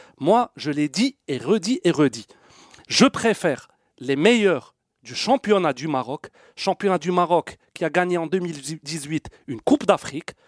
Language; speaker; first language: French; non-native, local second language; Arabic